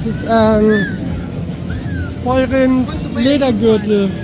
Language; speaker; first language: German; native; German